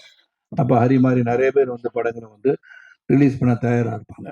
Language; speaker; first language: Tamil; native; Tamil